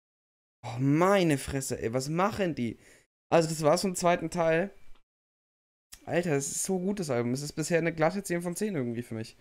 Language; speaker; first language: German; native; German